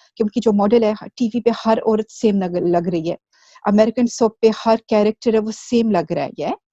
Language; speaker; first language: Urdu; early bilingual, heritage; Urdu